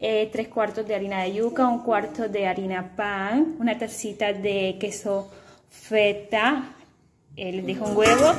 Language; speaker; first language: Spanish; native; Spanish